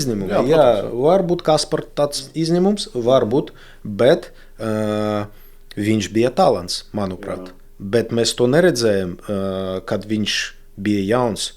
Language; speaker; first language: Latvian; non-native, local second language; Russian